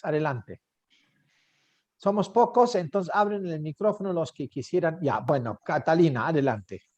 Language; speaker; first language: Spanish; native; Spanish